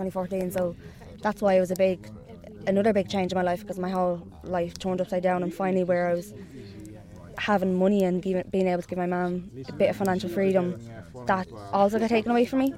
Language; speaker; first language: English; native; English